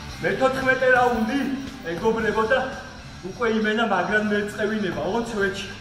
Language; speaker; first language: Georgian; native; Georgian